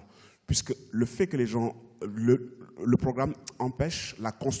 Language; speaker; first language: French; native; French